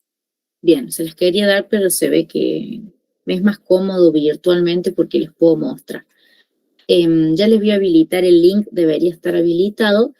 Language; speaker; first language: Spanish; native; Spanish